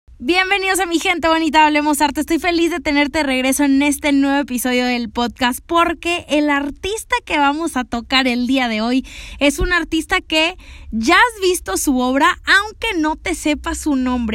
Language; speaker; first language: Spanish; native; Spanish